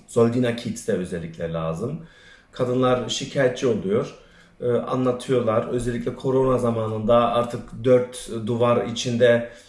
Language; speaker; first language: Turkish; early bilingual, other home language; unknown